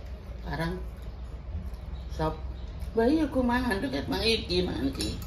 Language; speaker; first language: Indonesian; non-native, local second language; Javanese